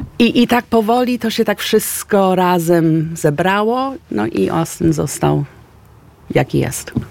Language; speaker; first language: Polish; early bilingual, heritage; Polish